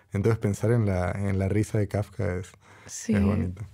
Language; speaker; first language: Spanish; native; Spanish